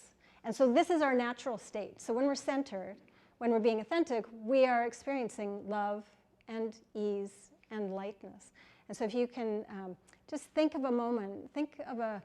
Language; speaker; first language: English; native; English